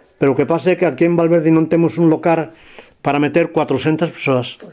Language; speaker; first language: Galician; native; Galician